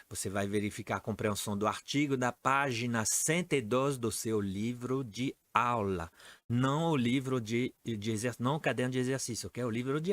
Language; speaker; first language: Portuguese; non-native, fluent; French